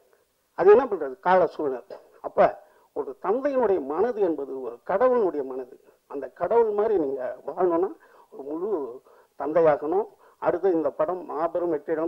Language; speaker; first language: Tamil; native; Tamil